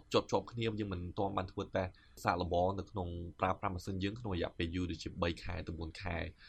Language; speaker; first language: Khmer; native; Khmer